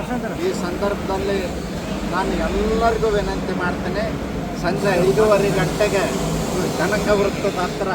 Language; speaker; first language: Kannada; native; Kannada